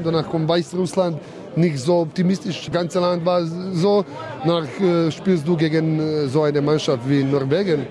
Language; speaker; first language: German; non-native, fluent; Croatian